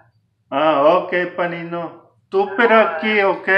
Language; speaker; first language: Spanish; early bilingual, heritage; English